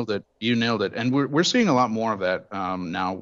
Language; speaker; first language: English; native; English